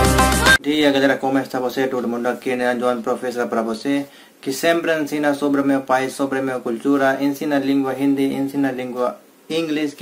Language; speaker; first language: Portuguese; non-native, learner; Hindi